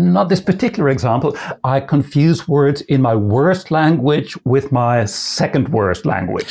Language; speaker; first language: English; non-native, fluent; Limburgish